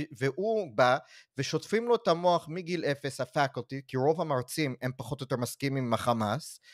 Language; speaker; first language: Hebrew; non-native, fluent; English